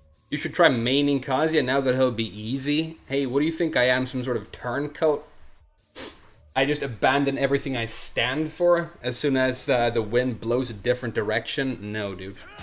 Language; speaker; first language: English; native; English